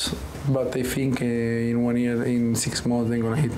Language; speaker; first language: English; non-native, learner; Italian